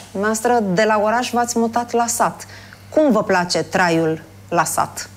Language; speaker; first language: Romanian; native; Romanian